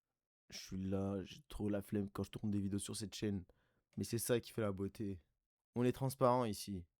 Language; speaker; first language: French; native; French